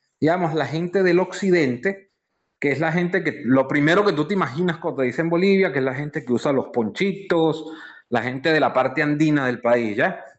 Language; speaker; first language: Spanish; native; Spanish